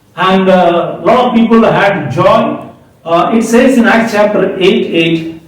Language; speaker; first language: English; non-native, local second language; Hindi